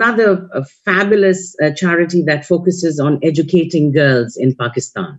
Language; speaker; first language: English; non-native, local second language; Hindi